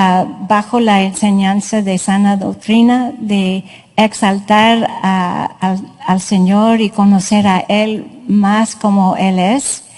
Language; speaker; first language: Spanish; non-native, fluent; English